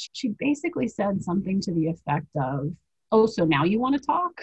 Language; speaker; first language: English; native; English